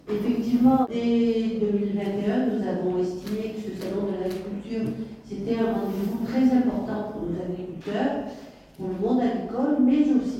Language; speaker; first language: French; native; French